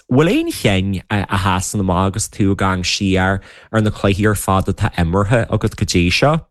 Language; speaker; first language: Irish; native; Irish